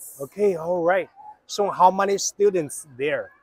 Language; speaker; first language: English; non-native, learner; Chinese